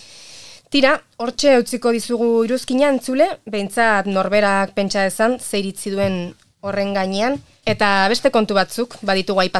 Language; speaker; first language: Basque; native; Basque